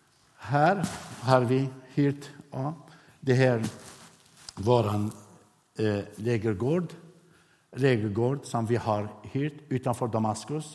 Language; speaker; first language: Swedish; non-native, fluent; Arabic